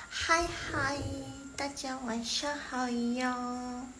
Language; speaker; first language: Chinese; non-native, local second language; Indonesian